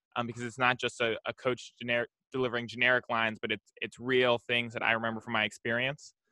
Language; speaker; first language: English; native; English